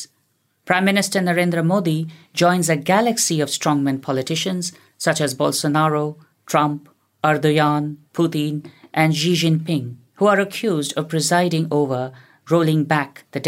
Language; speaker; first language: English; non-native, local second language; Hindi